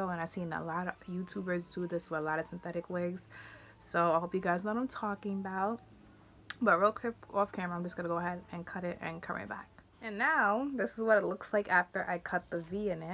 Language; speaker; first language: English; native; English